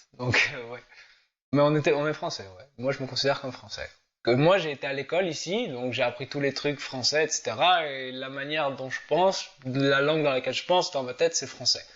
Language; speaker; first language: French; native; French